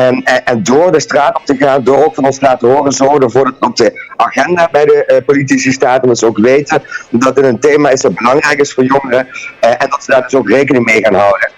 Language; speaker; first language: Dutch; native; Dutch